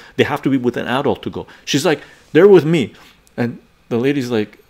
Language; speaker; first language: English; early bilingual, other home language; Persian